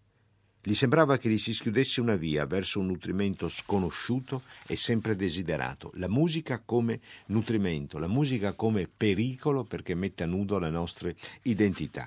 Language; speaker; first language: Italian; native; Italian